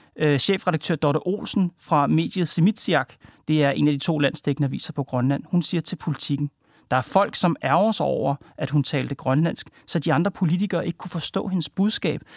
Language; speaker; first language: Danish; native; Danish